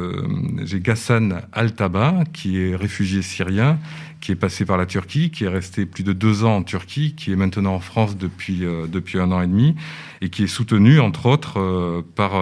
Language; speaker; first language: French; native; French